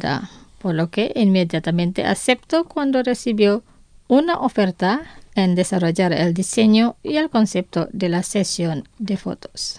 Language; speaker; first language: Spanish; non-native, fluent; Indonesian